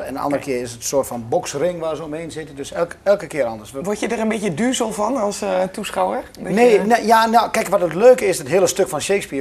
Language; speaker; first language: Dutch; native; Dutch